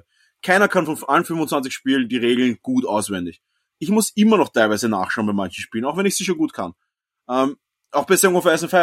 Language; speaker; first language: German; native; German